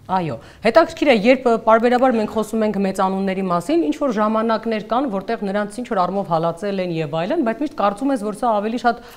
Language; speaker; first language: Armenian; native; Armenian